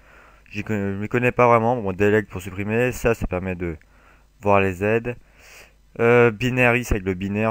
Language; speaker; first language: French; native; French